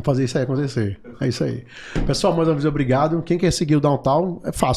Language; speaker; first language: Portuguese; native; Portuguese